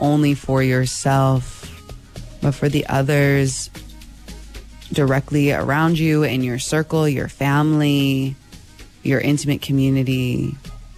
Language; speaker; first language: English; native; English